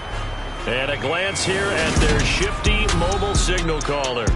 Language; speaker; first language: English; native; English